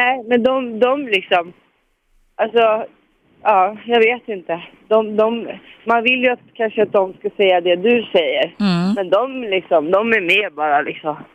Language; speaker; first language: Swedish; native; Swedish